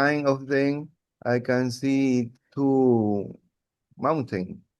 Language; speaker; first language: English; non-native, learner; Spanish